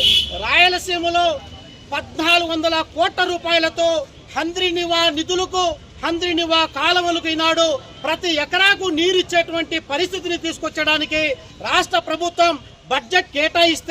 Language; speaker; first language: Telugu; native; Telugu